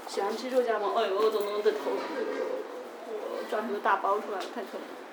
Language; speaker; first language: Chinese; native; Chinese